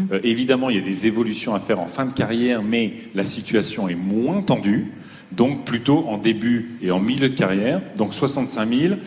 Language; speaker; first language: French; native; French